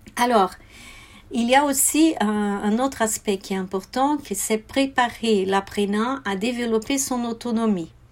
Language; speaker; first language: French; non-native, fluent; Portuguese